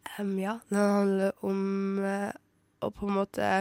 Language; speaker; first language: Norwegian; native; Norwegian